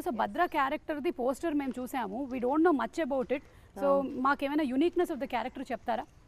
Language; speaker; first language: Telugu; native; Telugu